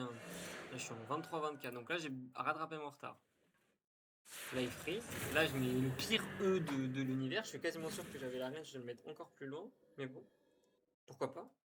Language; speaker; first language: French; native; French